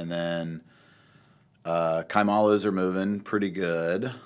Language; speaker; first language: English; native; English